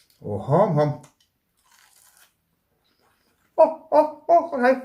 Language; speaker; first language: Thai; non-native, learner; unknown